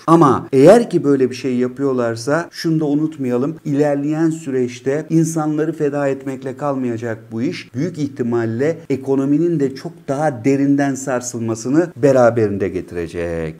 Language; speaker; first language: Turkish; native; Turkish